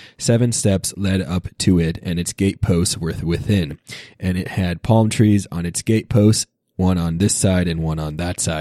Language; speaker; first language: English; native; English